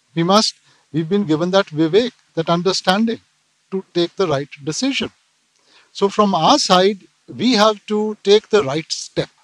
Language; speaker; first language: English; non-native, local second language; Punjabi